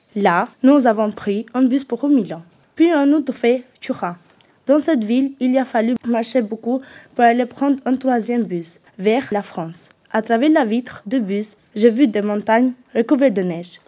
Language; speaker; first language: French; non-native, learner; Albanian